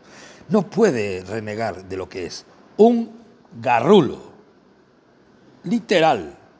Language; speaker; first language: Spanish; native; Spanish